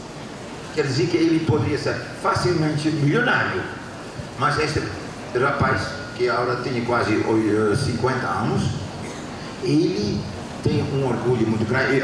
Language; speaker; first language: Portuguese; non-native, fluent; Dutch